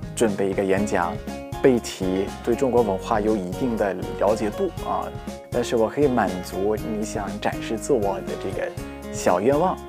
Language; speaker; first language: Chinese; non-native, fluent; Arabic